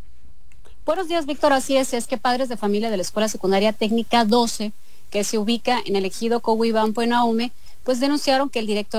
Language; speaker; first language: Spanish; native; Spanish